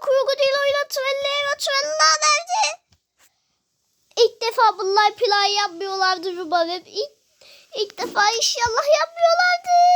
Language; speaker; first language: Turkish; native; Turkish